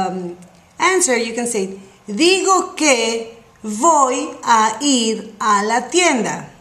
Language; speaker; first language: Spanish; non-native, fluent; English